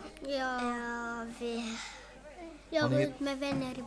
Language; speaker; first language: Swedish; early bilingual, other home language; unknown